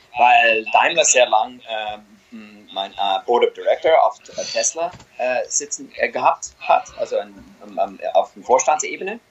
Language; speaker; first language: German; non-native, fluent; English